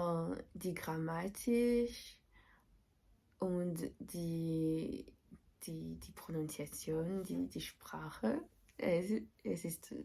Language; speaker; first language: German; non-native, learner; French